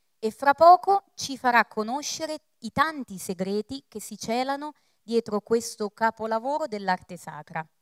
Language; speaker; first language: Italian; native; Italian